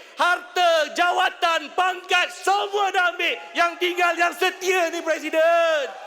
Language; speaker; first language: Malay; native; Malay